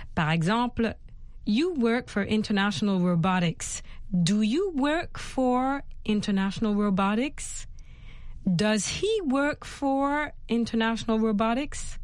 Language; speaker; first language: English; non-native, fluent; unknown